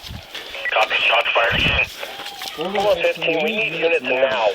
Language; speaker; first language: English; native; English